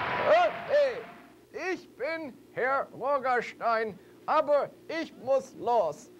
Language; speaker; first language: German; non-native, learner; English